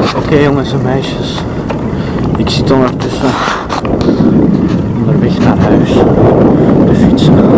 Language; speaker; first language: Dutch; native; Dutch